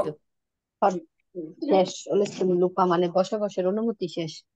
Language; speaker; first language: Finnish; non-native, learner; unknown